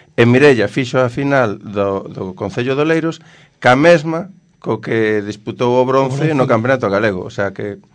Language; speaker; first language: Galician; non-native, local second language; Spanish